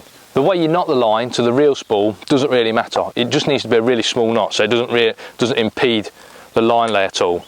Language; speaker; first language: English; native; English